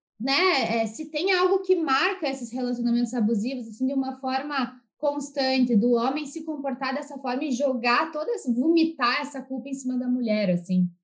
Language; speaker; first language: Portuguese; native; Portuguese